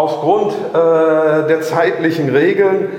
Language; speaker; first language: German; native; German